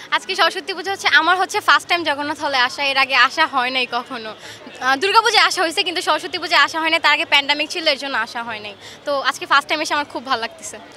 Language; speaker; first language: Bangla; native; Bangla